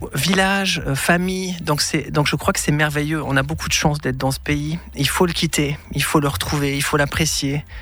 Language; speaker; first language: French; native; French